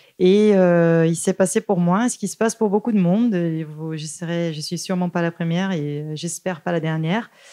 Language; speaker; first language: French; non-native, fluent; Portuguese